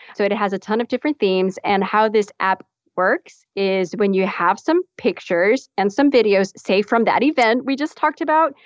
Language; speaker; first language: English; non-native, fluent; Dutch